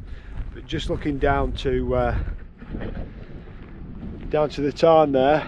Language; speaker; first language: English; native; English